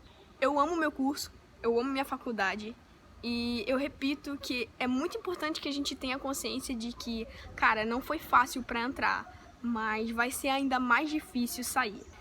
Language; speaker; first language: Portuguese; native; Portuguese